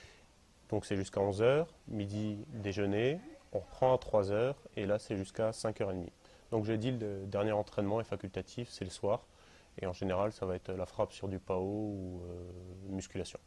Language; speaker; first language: French; native; French